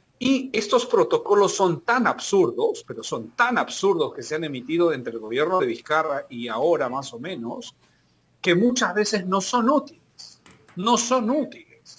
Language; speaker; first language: Spanish; native; Spanish